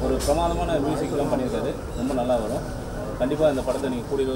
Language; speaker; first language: Tamil; native; Tamil